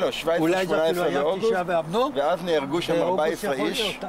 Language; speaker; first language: Hebrew; native; Hebrew